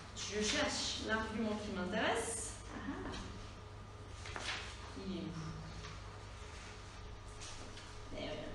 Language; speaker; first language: French; native; French